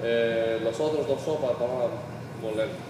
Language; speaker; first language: Spanish; early bilingual, heritage; Spanish